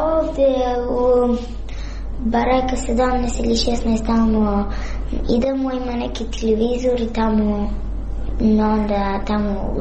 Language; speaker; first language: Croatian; non-native, learner; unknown